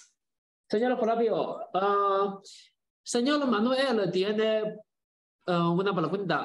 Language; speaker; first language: Spanish; non-native, learner; Chinese